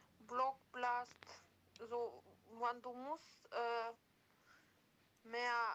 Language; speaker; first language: German; non-native, learner; Macedonian